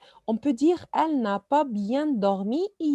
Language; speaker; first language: French; non-native, fluent; Arabic